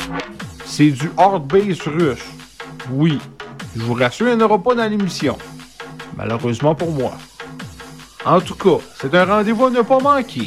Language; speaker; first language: French; native; French